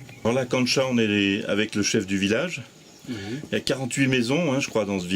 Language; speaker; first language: French; native; French